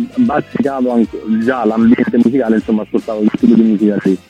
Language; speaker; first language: Italian; native; Italian